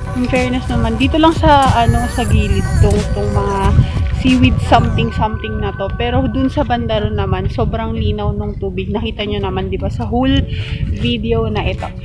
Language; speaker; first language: Filipino; non-native, local second language; Pangasinan